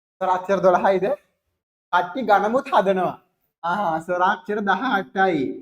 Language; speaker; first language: Sinhala; non-native, local second language; Tamil